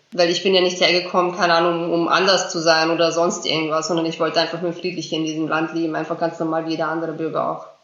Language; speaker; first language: German; early bilingual, other home language; Bosnian